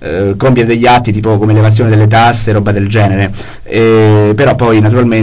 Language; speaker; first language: Italian; native; Italian